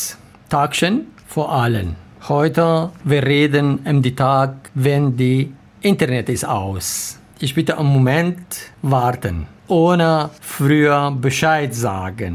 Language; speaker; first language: German; non-native, learner; Arabic